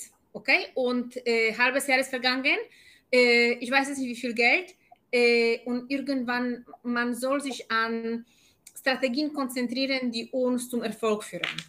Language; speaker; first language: German; non-native, fluent; Polish